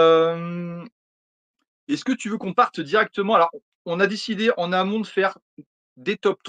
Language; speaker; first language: French; native; French